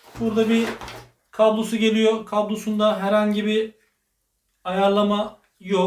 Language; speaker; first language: Turkish; native; Turkish